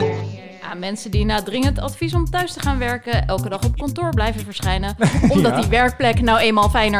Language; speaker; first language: Dutch; native; Dutch